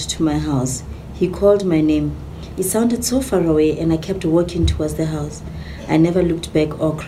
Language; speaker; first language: English; non-native, local second language; Tswana